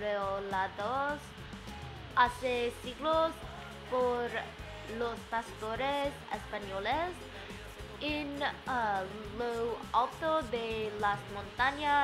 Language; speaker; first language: Spanish; non-native, learner; English